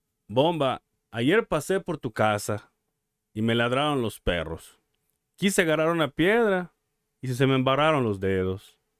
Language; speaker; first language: Spanish; early bilingual, heritage; Spanish